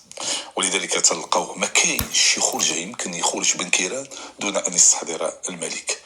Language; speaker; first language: Arabic; native; Arabic